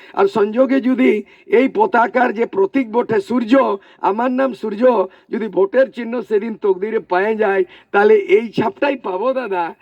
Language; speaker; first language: Bangla; non-native, local second language; Santali